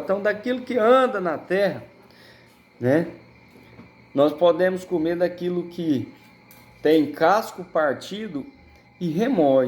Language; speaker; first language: Portuguese; native; Portuguese